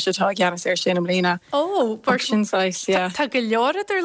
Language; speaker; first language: Irish; non-native, local second language; English